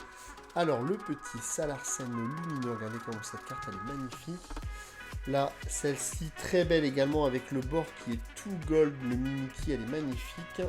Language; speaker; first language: French; native; French